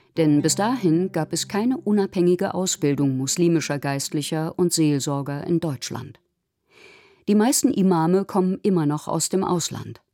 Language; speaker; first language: German; native; German